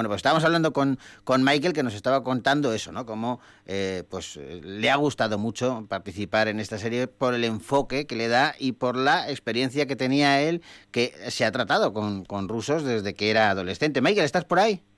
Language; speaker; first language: Spanish; native; Spanish